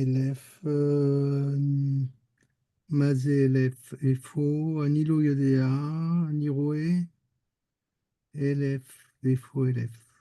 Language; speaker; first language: Hebrew; non-native, learner; French